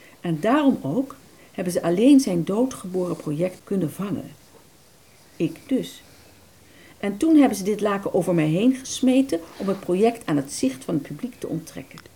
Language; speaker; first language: Dutch; native; Dutch